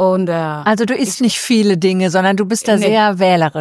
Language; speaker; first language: German; native; German